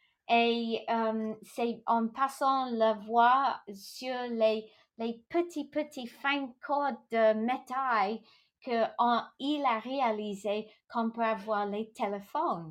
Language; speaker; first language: French; non-native, local second language; English